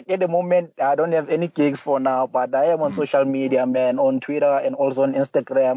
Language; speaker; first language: English; non-native, local second language; Zulu